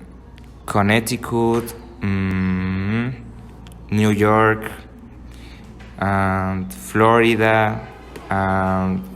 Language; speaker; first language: English; non-native, learner; Spanish